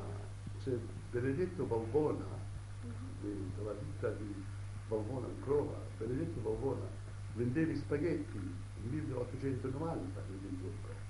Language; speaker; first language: Italian; early bilingual, heritage; Italian